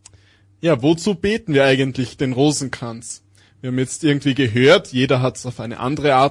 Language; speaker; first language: German; native; German